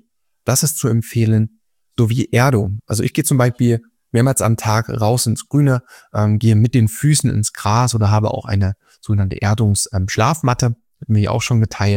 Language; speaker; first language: German; native; German